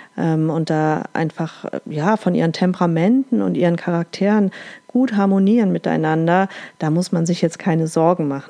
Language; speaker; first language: German; native; German